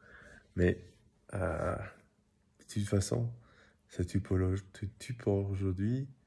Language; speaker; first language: French; non-native, learner; English